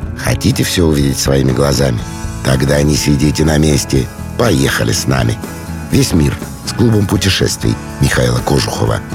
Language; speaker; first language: Russian; native; Russian